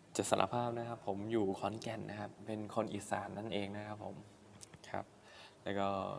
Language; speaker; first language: Thai; non-native, local second language; Northeastern Thai